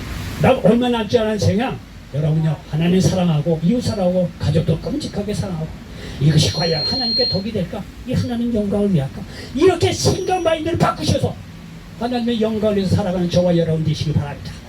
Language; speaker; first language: Korean; native; Korean